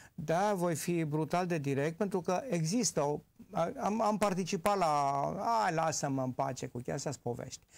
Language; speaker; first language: Romanian; native; Romanian